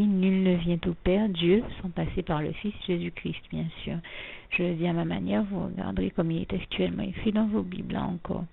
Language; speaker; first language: French; native; French